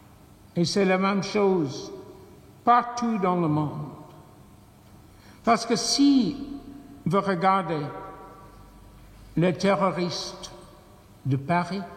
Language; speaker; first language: French; non-native, fluent; English